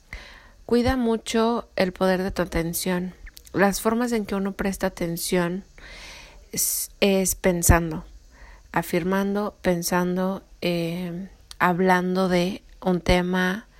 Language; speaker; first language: Spanish; native; Spanish